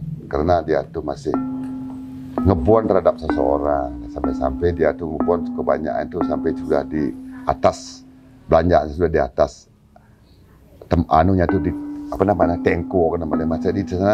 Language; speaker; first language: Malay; non-native, local second language; Balinese